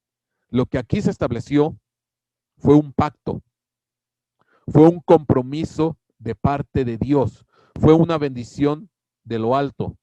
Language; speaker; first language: Spanish; native; Spanish